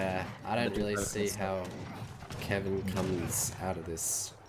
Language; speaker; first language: English; native; English